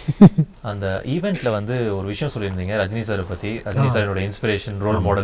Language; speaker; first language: Tamil; native; Tamil